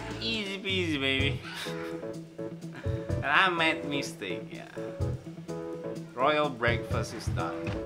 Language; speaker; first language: English; non-native, learner; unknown